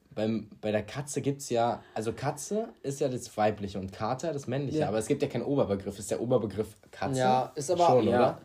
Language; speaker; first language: German; early bilingual, other home language; Greek